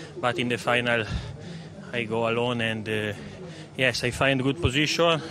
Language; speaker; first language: English; non-native, learner; Italian